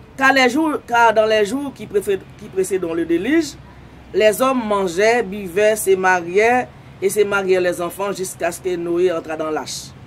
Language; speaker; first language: French; non-native, local second language; Haitian Creole